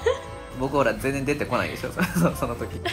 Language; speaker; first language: Japanese; native; Japanese